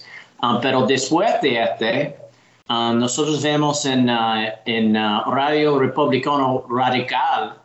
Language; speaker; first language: Spanish; non-native, learner; English